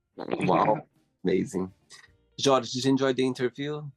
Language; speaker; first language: English; non-native, fluent; Portuguese